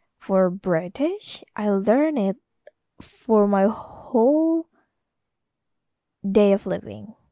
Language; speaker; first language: English; non-native, learner; Indonesian